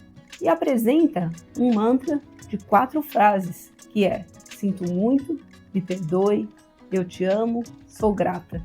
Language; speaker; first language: Portuguese; native; Portuguese